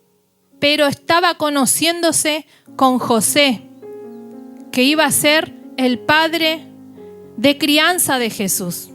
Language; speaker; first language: Spanish; native; Spanish